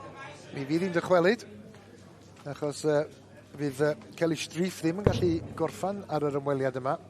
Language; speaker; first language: Welsh; native; Welsh